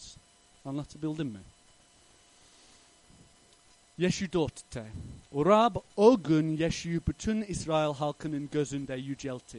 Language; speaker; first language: Turkish; non-native, fluent; English